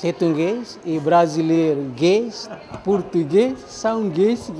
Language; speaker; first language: Portuguese; non-native, learner; Tetum